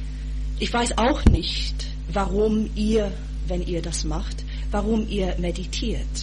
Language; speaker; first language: German; non-native, fluent; English